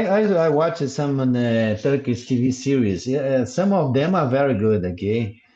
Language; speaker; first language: English; non-native, learner; Portuguese